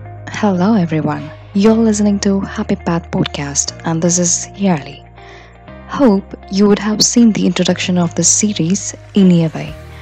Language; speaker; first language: English; non-native, local second language; Tamil